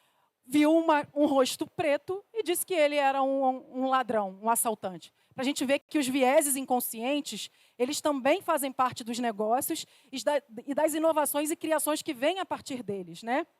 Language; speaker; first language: Portuguese; native; Portuguese